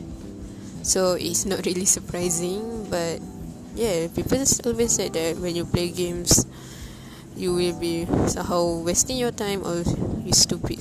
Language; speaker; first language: English; non-native, local second language; Malay